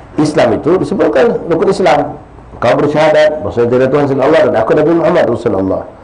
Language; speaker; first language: Malay; native; Malay